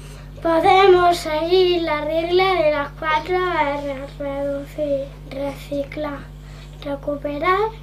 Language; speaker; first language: Spanish; native; Spanish